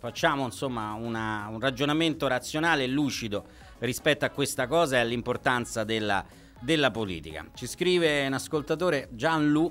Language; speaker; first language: Italian; native; Italian